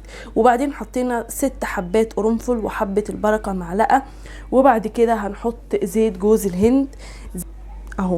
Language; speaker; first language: Arabic; native; Arabic